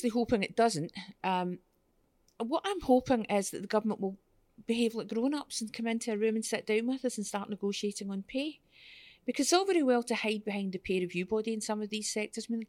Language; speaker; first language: English; native; English